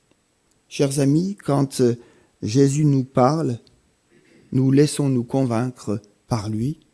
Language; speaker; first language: French; native; French